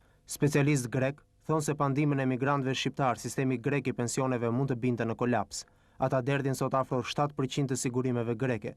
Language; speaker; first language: Albanian; native; Albanian